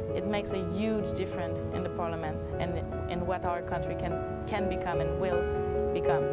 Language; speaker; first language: English; non-native, fluent; French